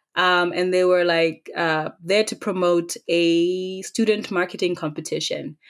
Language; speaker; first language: English; non-native, local second language; Tswana